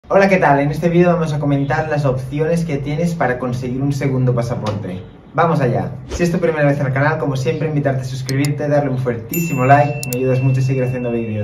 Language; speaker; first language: Spanish; native; Spanish